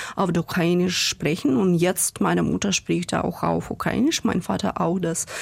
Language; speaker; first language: German; non-native, fluent; Ukrainian